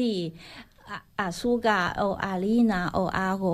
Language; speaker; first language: Spanish; non-native, learner; Chinese